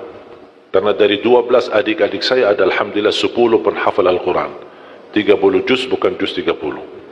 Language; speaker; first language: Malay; non-native, fluent; Arabic